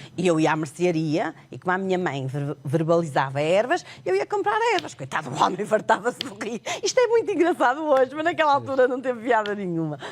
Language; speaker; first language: Portuguese; non-native, local second language; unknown